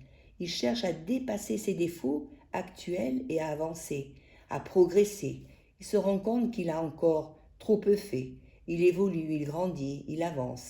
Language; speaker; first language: French; native; French